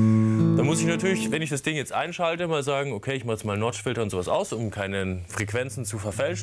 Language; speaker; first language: German; native; German